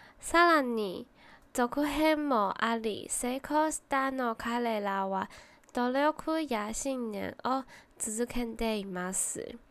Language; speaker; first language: Japanese; non-native, learner; Chinese